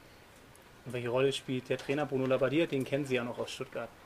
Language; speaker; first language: German; native; German